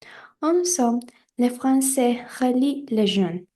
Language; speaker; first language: French; non-native, fluent; Spanish